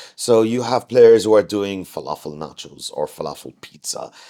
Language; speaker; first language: English; non-native, fluent; Arabic